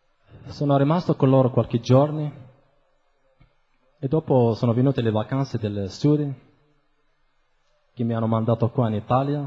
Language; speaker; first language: Italian; non-native, fluent; Arabic